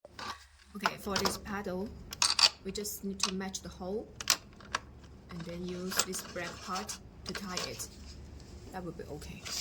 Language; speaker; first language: English; non-native, learner; Chinese